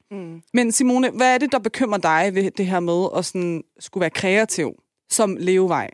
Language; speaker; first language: Danish; native; Danish